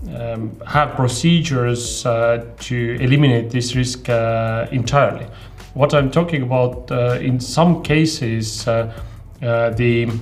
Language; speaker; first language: English; non-native, fluent; Estonian